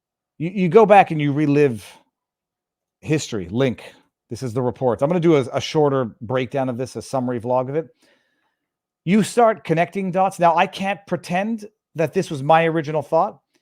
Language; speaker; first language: English; native; English